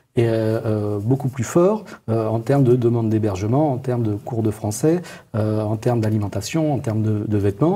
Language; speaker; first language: French; native; French